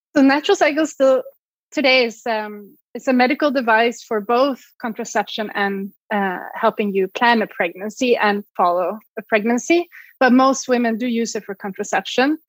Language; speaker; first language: English; non-native, fluent; Swedish